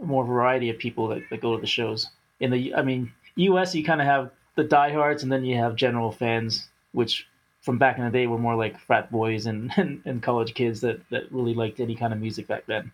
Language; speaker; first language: English; native; English